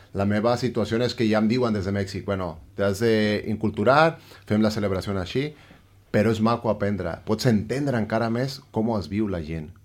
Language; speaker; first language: Catalan; non-native, fluent; Spanish